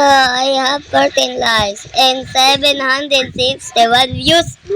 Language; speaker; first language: English; non-native, learner; Filipino